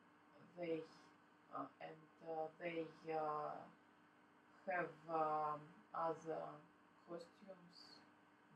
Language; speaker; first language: English; non-native, learner; Russian